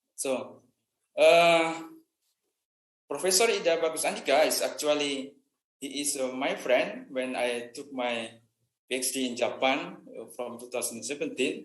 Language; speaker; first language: English; non-native, fluent; Indonesian